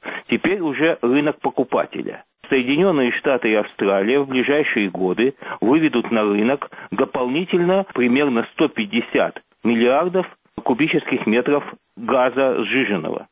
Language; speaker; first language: Russian; native; Russian